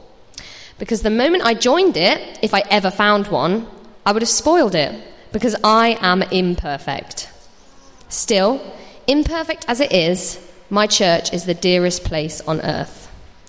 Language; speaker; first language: English; native; English